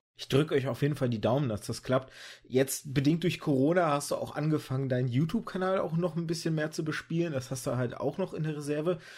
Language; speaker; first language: German; early bilingual, other home language; Russian